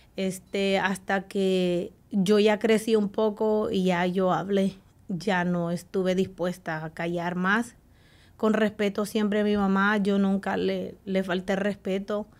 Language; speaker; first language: Spanish; native; Spanish